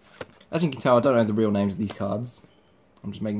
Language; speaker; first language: English; native; English